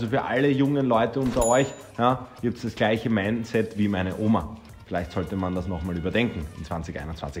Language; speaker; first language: German; native; German